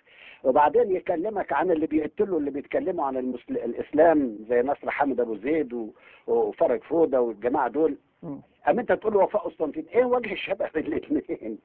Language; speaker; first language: Arabic; native; Arabic